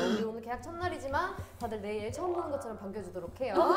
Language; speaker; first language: Korean; native; Korean